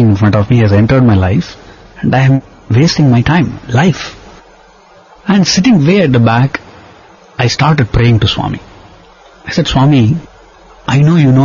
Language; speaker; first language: English; non-native, local second language; Tamil